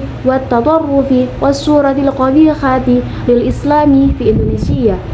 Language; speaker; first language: Arabic; non-native, learner; Indonesian